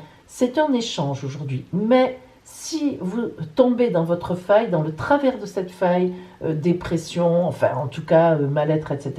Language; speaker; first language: French; native; French